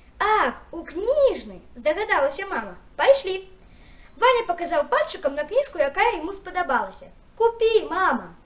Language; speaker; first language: Belarusian; native; Belarusian